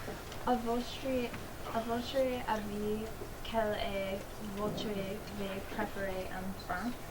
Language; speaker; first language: French; non-native, learner; English